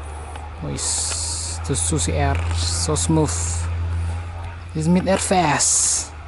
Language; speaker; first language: English; non-native, learner; Indonesian